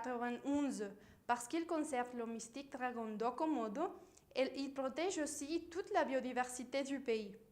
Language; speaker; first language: French; non-native, learner; Spanish